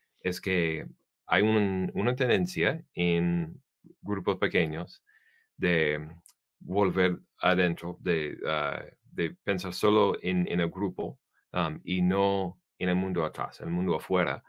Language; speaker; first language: Spanish; non-native, learner; English